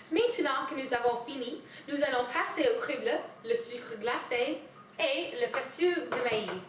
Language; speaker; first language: French; non-native, learner; English